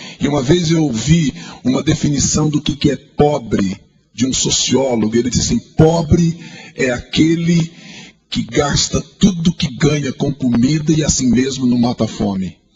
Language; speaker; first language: Portuguese; native; Portuguese